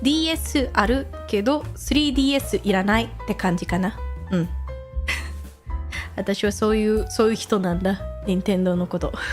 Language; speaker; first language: Japanese; non-native, fluent; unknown